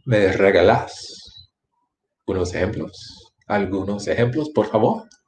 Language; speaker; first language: Spanish; non-native, fluent; English